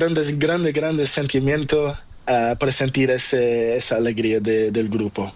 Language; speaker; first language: Spanish; non-native, learner; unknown